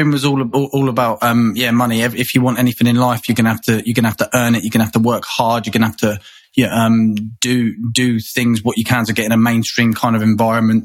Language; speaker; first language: English; native; English